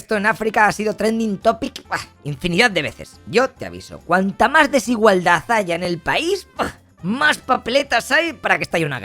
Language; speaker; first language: Spanish; native; Spanish